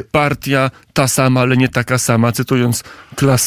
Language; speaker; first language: Polish; native; Polish